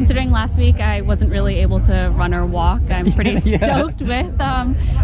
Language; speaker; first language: English; native; English